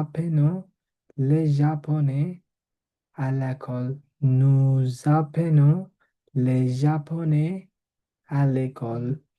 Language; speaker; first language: French; non-native, learner; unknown